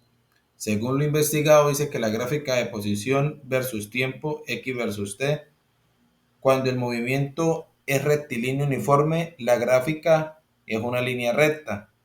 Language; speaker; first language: Spanish; native; Spanish